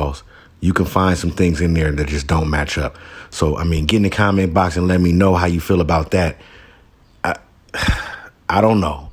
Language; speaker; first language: English; native; English